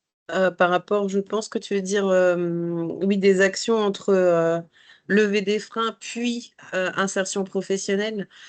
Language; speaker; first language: French; native; French